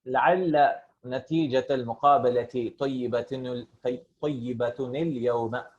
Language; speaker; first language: Arabic; non-native, fluent; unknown